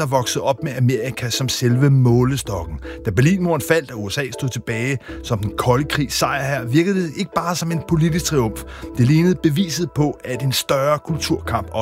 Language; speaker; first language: Danish; native; Danish